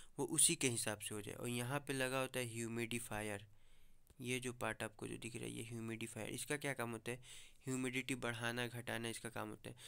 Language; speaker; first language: Hindi; native; Hindi